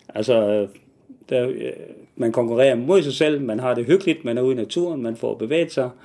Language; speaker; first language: Danish; native; Danish